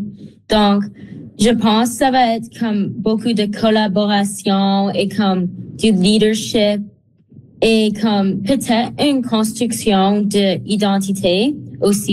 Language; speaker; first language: French; non-native, local second language; English